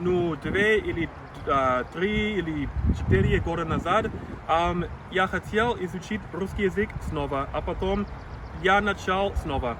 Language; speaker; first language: Russian; non-native, learner; English